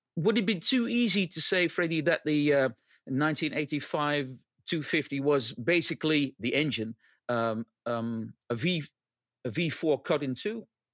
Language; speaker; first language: English; non-native, fluent; Dutch